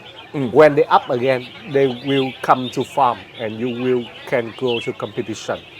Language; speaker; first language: English; non-native, learner; Vietnamese